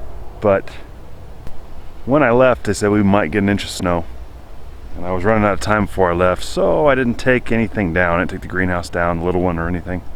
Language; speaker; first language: English; native; English